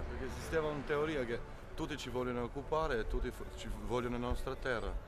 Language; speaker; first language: Italian; non-native, fluent; Albanian